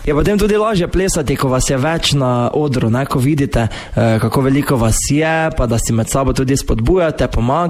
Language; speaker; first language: Slovenian; native; Slovenian